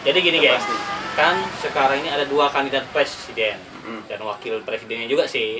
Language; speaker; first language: Indonesian; native; Indonesian